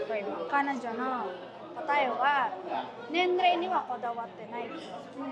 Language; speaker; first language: Japanese; non-native, fluent; Filipino